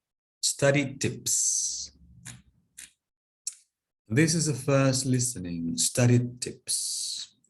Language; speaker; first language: English; non-native, fluent; Spanish